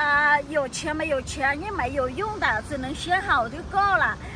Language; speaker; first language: Chinese; non-native, learner; Hmong